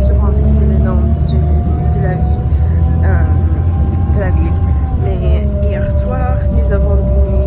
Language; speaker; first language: French; non-native, learner; English